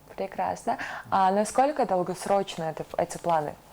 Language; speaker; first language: Russian; native; Russian